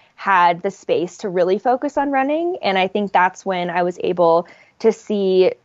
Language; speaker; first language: English; native; English